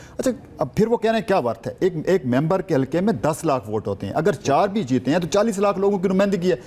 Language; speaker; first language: Urdu; non-native, local second language; Saraiki